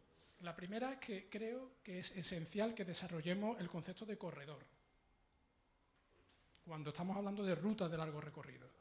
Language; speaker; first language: Spanish; native; Spanish